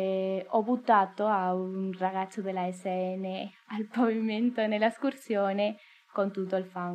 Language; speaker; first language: Italian; non-native, learner; Spanish